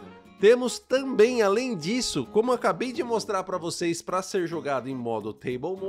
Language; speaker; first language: Portuguese; native; Portuguese